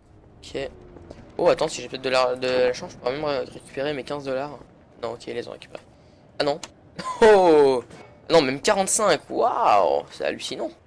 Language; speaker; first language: French; native; French